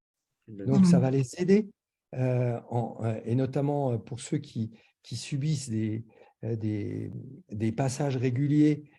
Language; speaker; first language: French; native; French